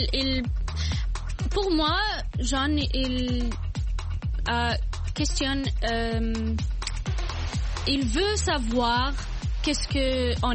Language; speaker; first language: French; non-native, local second language; Arabic